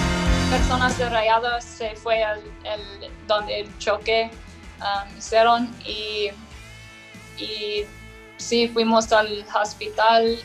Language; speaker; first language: Spanish; non-native, learner; English